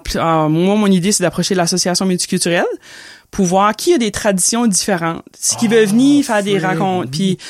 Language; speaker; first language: French; native; French